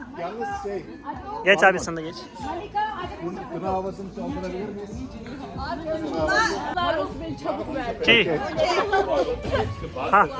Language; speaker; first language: Turkish; non-native, fluent; Hindi